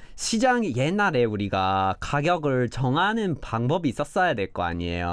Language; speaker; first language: Korean; non-native, fluent; English